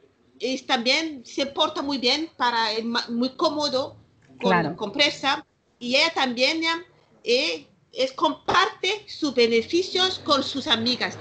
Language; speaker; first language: Spanish; non-native, learner; Malagasy